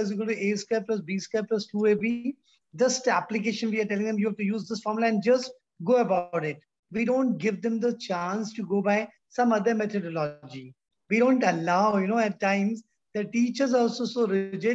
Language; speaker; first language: English; non-native, local second language; Hindi